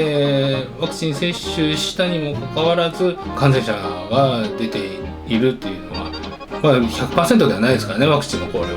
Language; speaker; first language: Japanese; native; Japanese